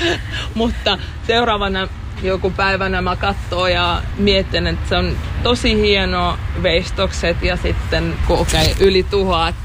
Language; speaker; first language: Finnish; non-native, fluent; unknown